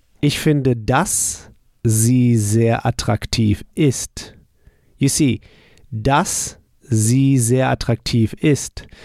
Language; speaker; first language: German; non-native, fluent; English